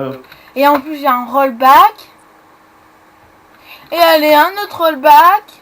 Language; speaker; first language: French; native; French